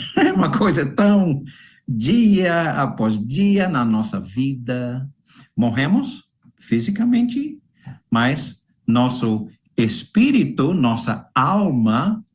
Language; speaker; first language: Portuguese; non-native, fluent; English